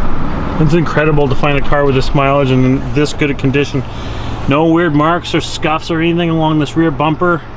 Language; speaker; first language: English; native; English